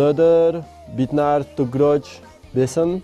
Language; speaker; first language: Mongolian; non-native, learner; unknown